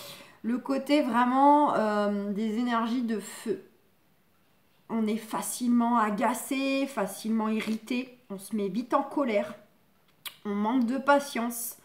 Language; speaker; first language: French; native; French